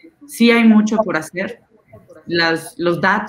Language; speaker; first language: Spanish; native; Spanish